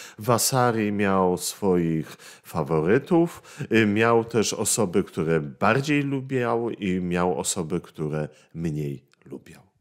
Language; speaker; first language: Polish; native; Polish